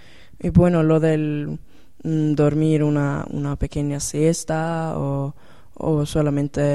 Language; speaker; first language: Spanish; non-native, learner; Swedish